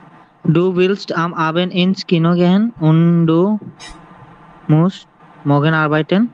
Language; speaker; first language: German; non-native, learner; Bangla